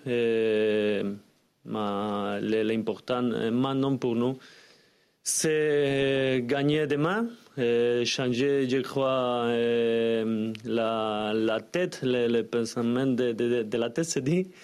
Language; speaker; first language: French; non-native, learner; Spanish